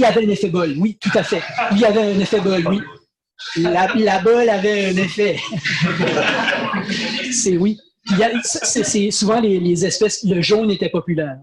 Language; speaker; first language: French; native; French